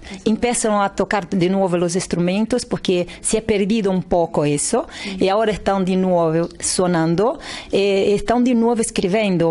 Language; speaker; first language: Spanish; non-native, learner; Portuguese